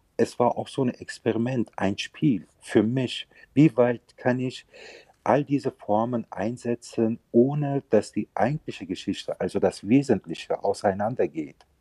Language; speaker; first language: German; early bilingual, other home language; Turkish